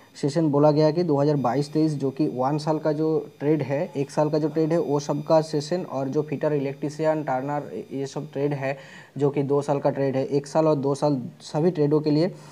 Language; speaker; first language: Hindi; non-native, local second language; Bangla